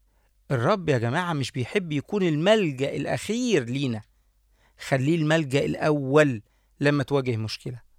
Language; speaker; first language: Arabic; native; Arabic